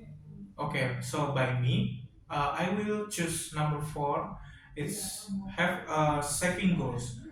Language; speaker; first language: English; non-native, learner; Indonesian